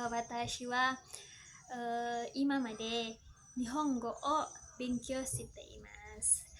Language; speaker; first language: Japanese; non-native, learner; Indonesian